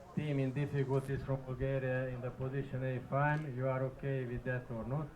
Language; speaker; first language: English; non-native, learner; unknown